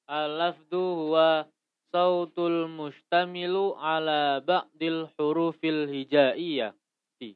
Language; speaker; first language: Arabic; non-native, learner; Indonesian